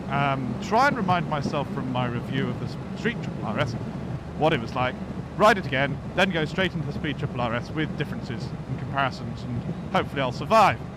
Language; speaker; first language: English; native; English